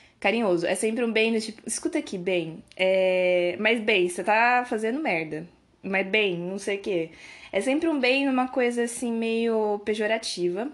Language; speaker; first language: Portuguese; native; Portuguese